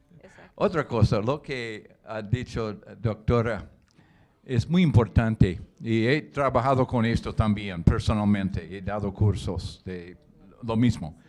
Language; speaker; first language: Spanish; non-native, learner; English